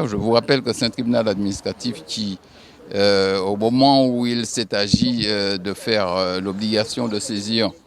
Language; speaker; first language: French; native; French